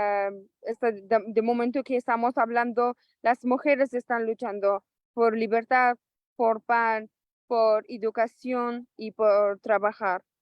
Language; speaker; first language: Spanish; non-native, local second language; Persian